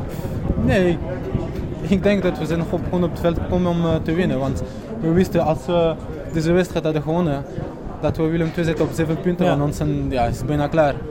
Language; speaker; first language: Dutch; non-native, fluent; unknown